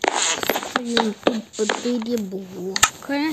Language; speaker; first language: Russian; native; Russian